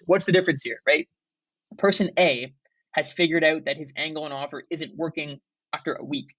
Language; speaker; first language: English; native; English